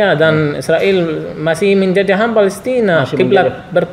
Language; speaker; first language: Indonesian; non-native, learner; Arabic